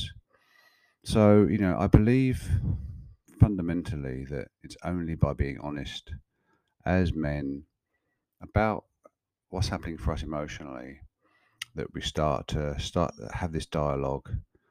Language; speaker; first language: English; native; English